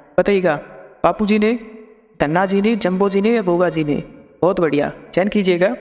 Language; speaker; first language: Hindi; native; Hindi